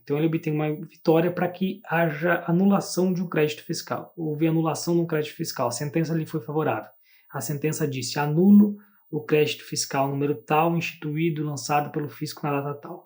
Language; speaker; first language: Portuguese; native; Portuguese